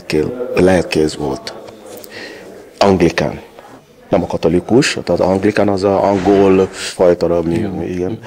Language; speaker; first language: Hungarian; non-native, learner; Yoruba